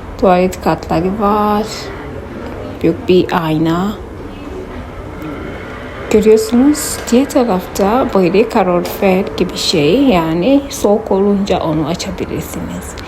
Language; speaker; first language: Turkish; non-native, fluent; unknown